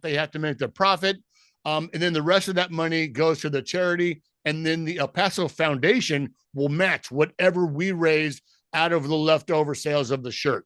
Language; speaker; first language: English; native; English